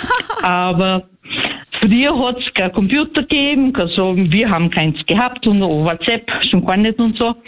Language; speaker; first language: German; early bilingual, heritage; Portuguese